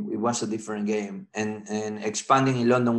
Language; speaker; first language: English; non-native, fluent; Spanish